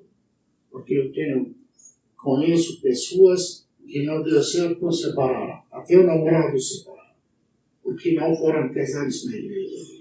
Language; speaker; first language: Portuguese; non-native, learner; Arabic